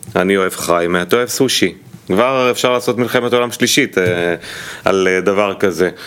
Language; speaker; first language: Hebrew; native; Hebrew